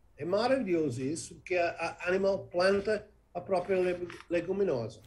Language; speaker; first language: Portuguese; non-native, fluent; English